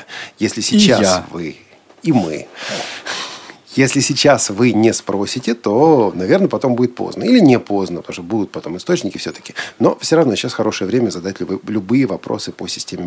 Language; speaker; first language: Russian; native; Russian